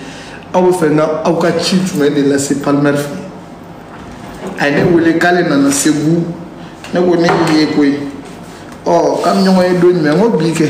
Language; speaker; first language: French; non-native, local second language; Bambara